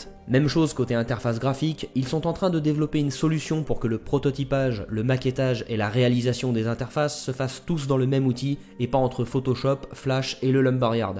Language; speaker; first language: French; native; French